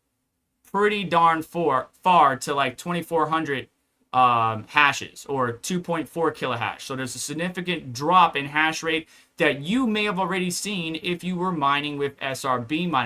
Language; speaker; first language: English; native; English